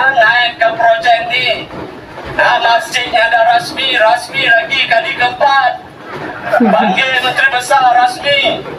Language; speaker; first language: Malay; native; Malay